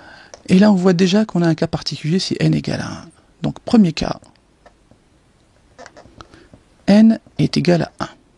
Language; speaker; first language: French; native; French